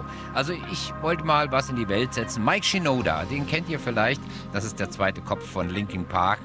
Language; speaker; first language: German; native; German